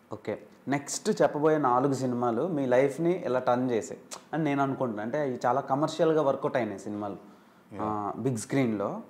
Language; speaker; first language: Telugu; native; Telugu